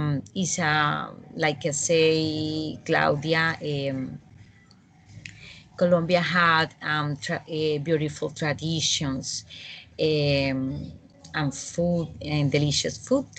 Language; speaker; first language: English; non-native, learner; Spanish